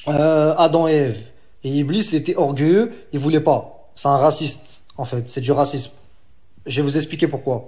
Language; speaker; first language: French; native; French